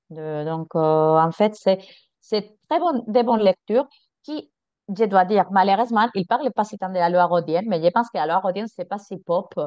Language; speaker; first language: French; non-native, fluent; Spanish